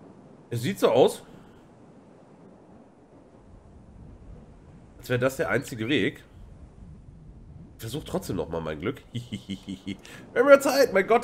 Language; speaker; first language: German; native; German